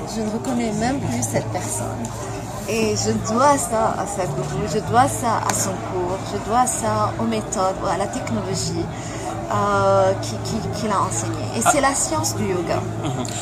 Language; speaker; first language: French; non-native, local second language; Arabic